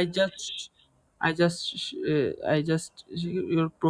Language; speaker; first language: English; non-native, learner; Bangla